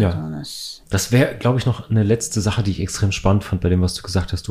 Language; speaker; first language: German; native; German